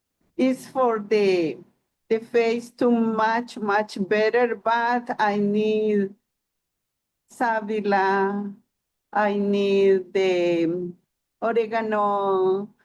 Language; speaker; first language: English; non-native, learner; Spanish